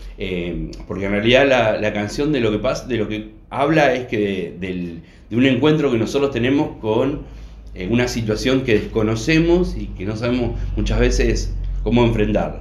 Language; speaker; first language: Spanish; native; Spanish